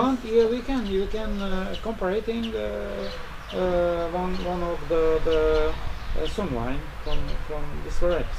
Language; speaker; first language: English; non-native, learner; Romanian